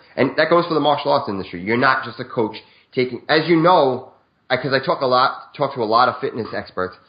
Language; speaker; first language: English; native; English